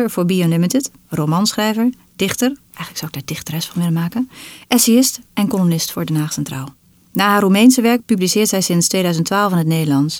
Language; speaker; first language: Dutch; native; Dutch